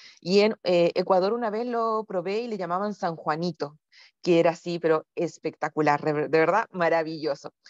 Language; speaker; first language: Spanish; native; Spanish